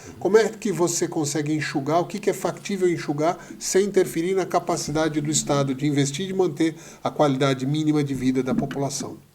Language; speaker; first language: Portuguese; native; Portuguese